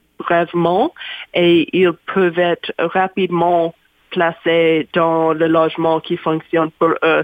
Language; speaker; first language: French; non-native, learner; English